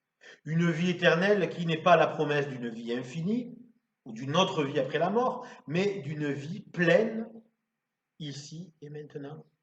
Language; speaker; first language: French; native; French